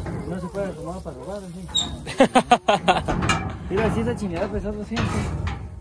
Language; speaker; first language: Spanish; native; Spanish